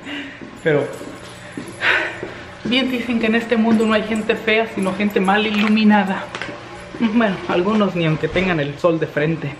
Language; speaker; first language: Spanish; native; Spanish